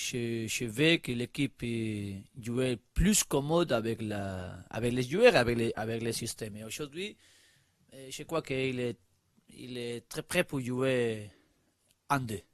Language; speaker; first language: French; non-native, learner; Spanish